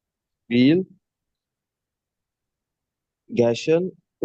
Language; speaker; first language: German; non-native, learner; Hindi